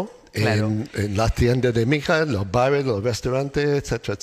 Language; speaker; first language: Spanish; non-native, learner; English